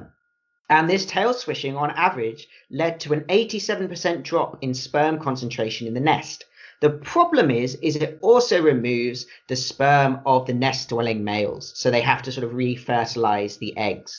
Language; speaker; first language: English; native; English